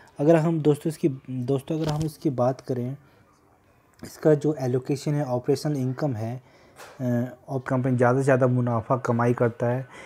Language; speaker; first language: Hindi; native; Hindi